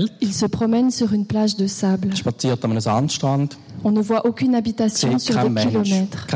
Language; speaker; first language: French; native; French